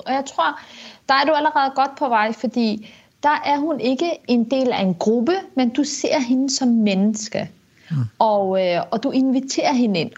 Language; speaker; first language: Danish; early bilingual, other home language; Kurdish